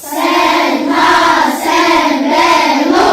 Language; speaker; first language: Mongolian; non-native, learner; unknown